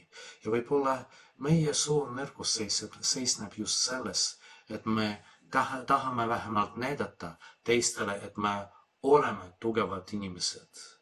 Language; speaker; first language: Estonian; non-native, fluent; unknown